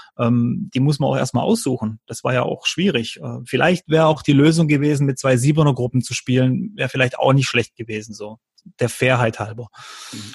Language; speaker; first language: German; early bilingual, other home language; Croatian